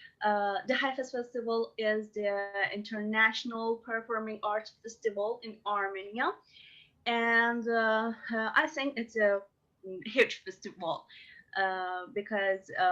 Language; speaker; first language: English; non-native, learner; Persian